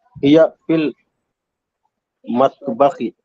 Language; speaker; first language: Arabic; non-native, learner; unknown